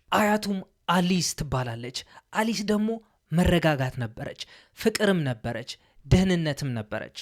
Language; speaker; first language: Amharic; native; Amharic